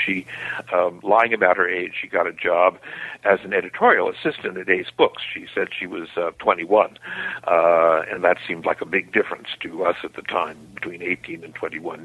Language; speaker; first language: English; native; English